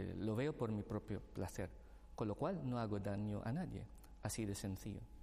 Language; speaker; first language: Spanish; non-native, fluent; Filipino